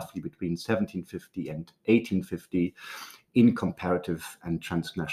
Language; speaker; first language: English; non-native, fluent; German